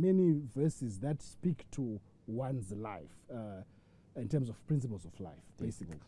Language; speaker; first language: English; non-native, local second language; Shona